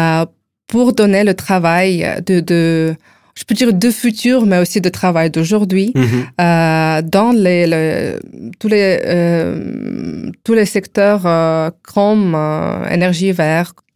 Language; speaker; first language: French; non-native, fluent; Ukrainian